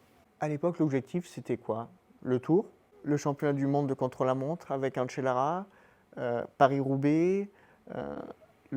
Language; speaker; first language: French; native; French